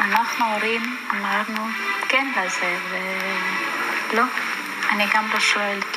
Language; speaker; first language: Hebrew; non-native, fluent; German